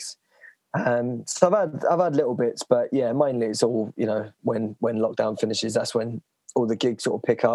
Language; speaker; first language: English; native; English